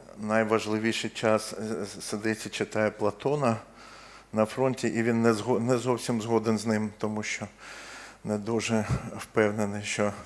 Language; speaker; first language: Ukrainian; non-native, local second language; Russian